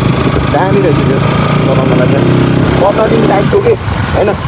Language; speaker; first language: Nepali; native; Nepali